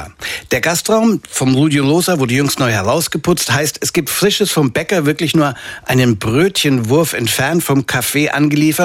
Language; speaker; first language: German; native; German